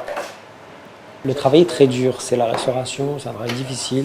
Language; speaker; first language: French; native; French